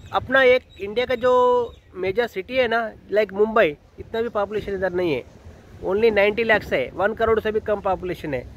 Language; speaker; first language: Hindi; non-native, local second language; Telugu